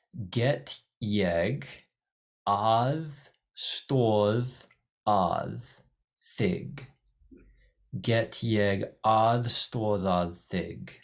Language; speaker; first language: Icelandic; non-native, learner; English